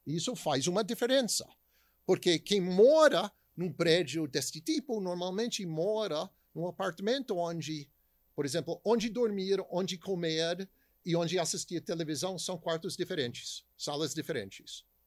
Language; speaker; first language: Portuguese; non-native, fluent; English